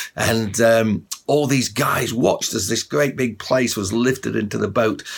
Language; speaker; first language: English; native; English